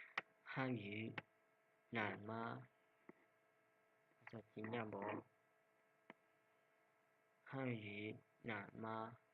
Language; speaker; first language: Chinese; non-native, fluent; Hmong